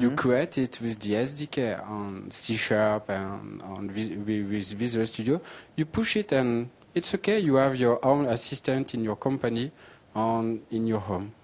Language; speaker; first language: English; non-native, learner; French